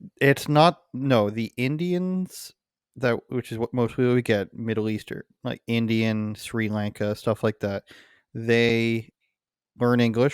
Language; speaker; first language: English; native; English